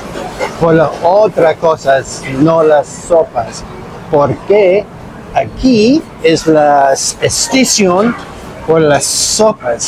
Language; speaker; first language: Spanish; non-native, learner; English